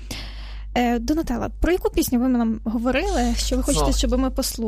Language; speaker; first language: Ukrainian; native; Ukrainian